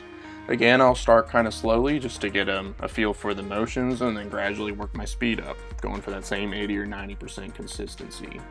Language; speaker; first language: English; native; English